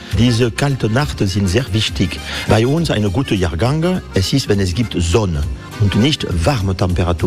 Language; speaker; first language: German; non-native, learner; French